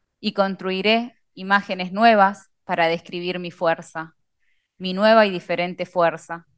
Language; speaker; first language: Spanish; native; Spanish